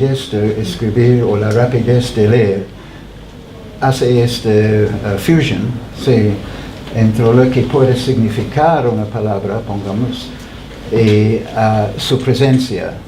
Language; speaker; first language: Spanish; non-native, fluent; English